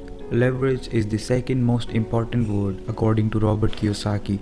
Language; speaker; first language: English; non-native, local second language; Hindi